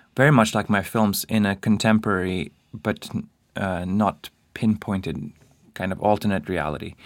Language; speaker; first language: English; non-native, fluent; Swedish